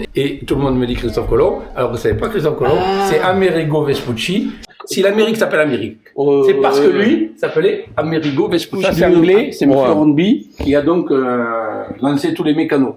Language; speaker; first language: French; native; French